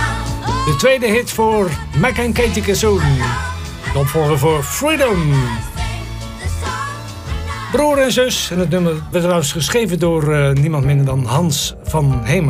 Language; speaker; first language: Dutch; native; Dutch